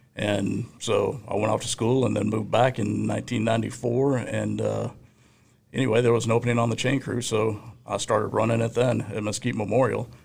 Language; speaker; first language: English; native; English